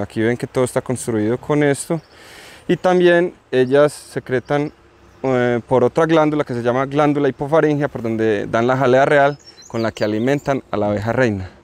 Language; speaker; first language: Spanish; native; Spanish